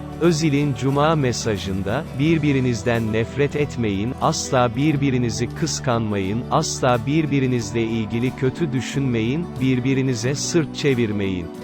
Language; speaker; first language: Turkish; native; Turkish